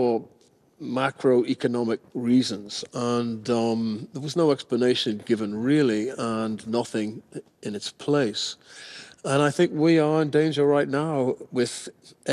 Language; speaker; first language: English; native; English